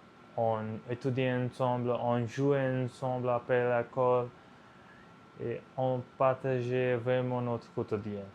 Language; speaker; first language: French; non-native, learner; Punjabi